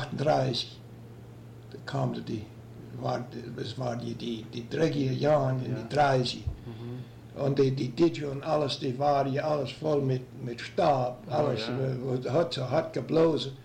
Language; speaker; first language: German; early bilingual, heritage; German